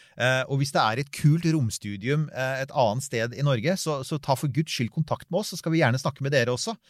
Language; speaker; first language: Norwegian; native; Norwegian